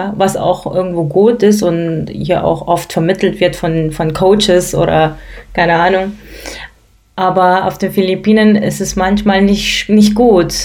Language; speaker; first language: German; early bilingual, other home language; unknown